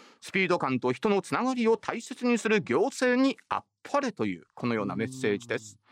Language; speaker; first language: Japanese; native; Japanese